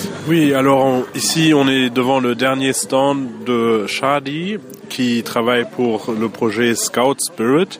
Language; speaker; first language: French; non-native, fluent; German